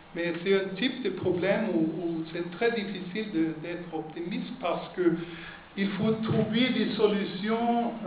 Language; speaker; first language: French; non-native, fluent; Swedish